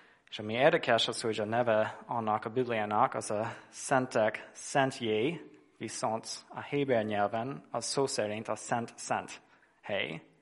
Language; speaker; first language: Hungarian; non-native, fluent; English